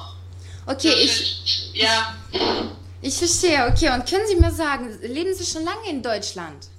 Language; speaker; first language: German; non-native, fluent; Russian